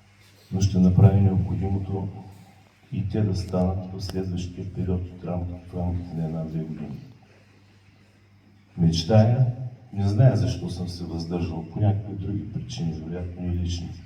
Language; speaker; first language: Bulgarian; native; Bulgarian